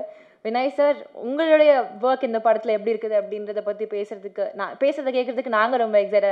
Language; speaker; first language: Tamil; native; Tamil